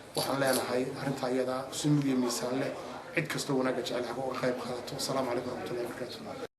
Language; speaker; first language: Somali; native; Somali